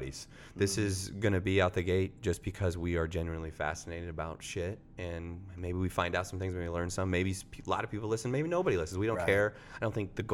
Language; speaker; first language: English; native; English